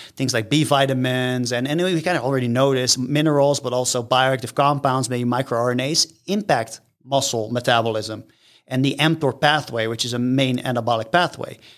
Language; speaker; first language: English; non-native, fluent; Dutch